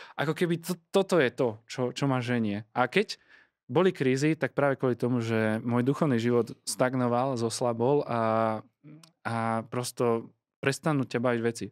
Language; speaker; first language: Slovak; native; Slovak